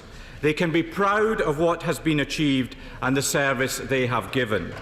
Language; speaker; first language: English; native; English